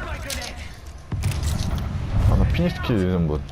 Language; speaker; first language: Korean; native; Korean